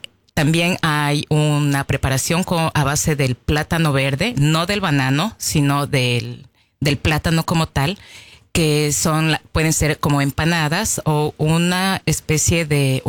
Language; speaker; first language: Spanish; native; Spanish